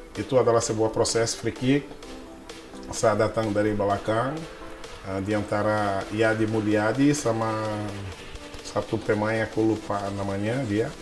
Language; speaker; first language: Indonesian; non-native, fluent; Portuguese